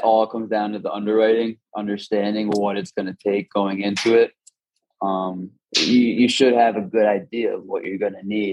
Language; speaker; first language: English; native; English